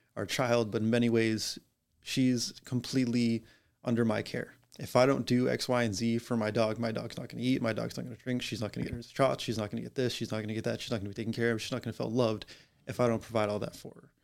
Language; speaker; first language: English; native; English